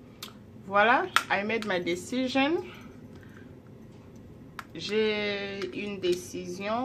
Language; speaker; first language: French; non-native, local second language; Lingala